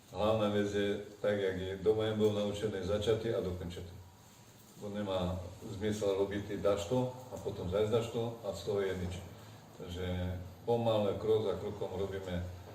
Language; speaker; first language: Slovak; non-native, local second language; Rusyn